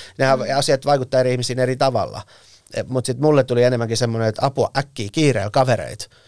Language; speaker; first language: Finnish; early bilingual, other home language; Persian